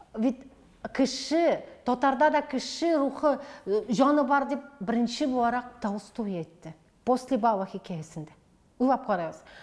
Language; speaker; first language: Tatar; native; Tatar